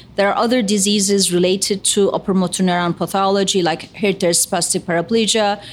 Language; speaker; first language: English; non-native, fluent; Turkish